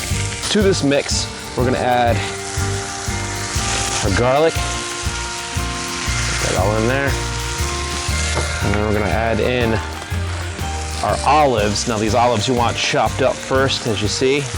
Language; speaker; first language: English; native; English